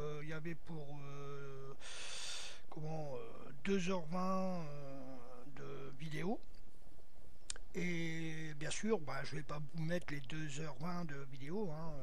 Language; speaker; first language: French; native; French